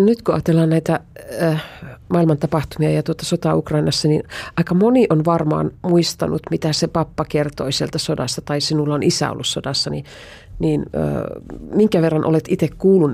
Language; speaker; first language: Finnish; native; Finnish